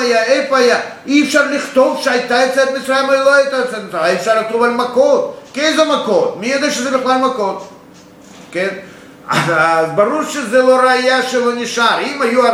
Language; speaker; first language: Hebrew; non-native, fluent; Russian